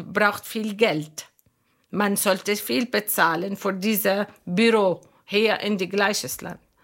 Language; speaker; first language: German; non-native, fluent; Arabic